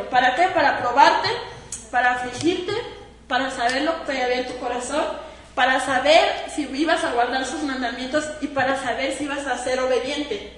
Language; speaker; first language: Spanish; native; Spanish